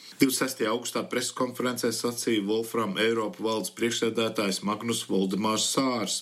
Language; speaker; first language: Latvian; early bilingual, heritage; Latvian